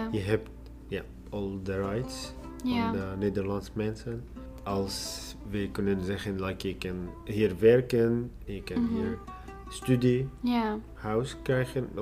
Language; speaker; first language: Dutch; non-native, learner; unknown